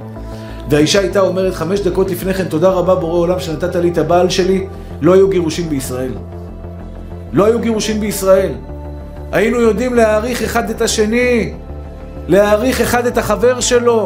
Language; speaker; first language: Hebrew; native; Hebrew